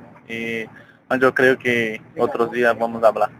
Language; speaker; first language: Spanish; non-native, learner; Portuguese